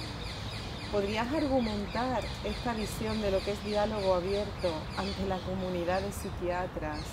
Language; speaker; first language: Spanish; native; Spanish